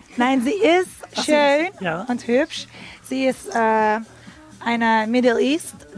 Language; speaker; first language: German; non-native, learner; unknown